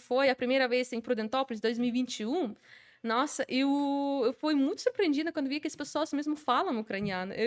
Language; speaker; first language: Portuguese; non-native, fluent; Ukrainian